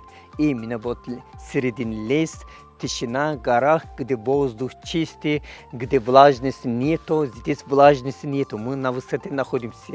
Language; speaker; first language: Russian; non-native, fluent; Turkish